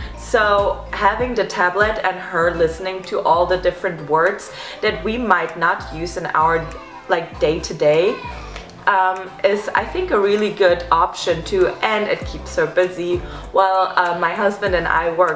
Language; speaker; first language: English; non-native, fluent; German